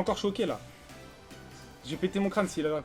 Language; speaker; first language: French; native; French